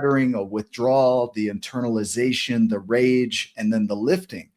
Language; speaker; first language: English; native; English